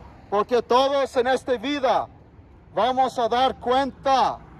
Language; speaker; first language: Spanish; non-native, learner; English